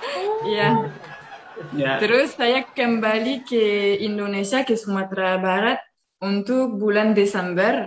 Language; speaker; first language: Indonesian; non-native, fluent; French